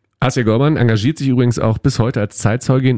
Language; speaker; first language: German; native; German